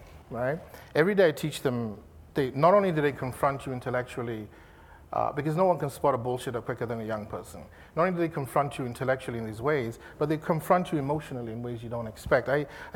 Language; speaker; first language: English; non-native, local second language; Igbo